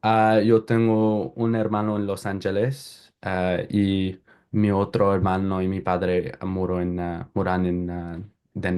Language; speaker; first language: Spanish; non-native, learner; English